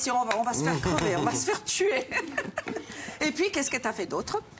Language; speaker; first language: French; native; French